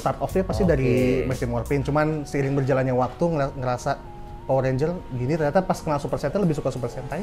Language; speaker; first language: Indonesian; native; Indonesian